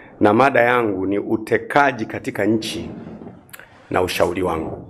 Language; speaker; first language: Swahili; native; Swahili